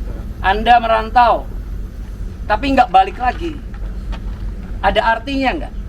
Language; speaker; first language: Indonesian; native; Indonesian